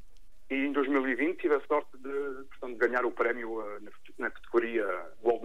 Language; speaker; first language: Portuguese; early bilingual, heritage; Portuguese